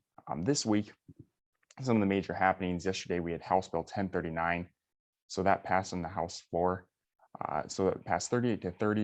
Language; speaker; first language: English; native; English